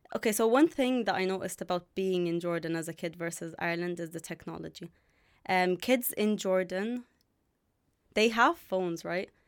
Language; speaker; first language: English; native; English